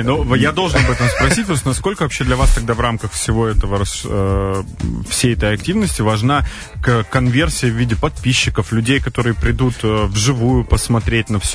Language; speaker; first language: Russian; native; Russian